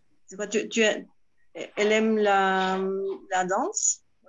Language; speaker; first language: French; non-native, fluent; Spanish